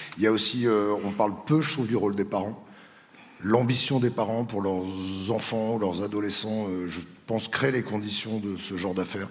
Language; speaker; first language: French; native; French